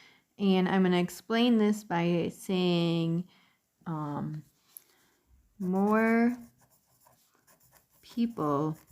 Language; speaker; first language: English; native; English